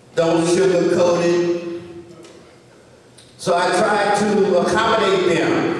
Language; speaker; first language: English; native; English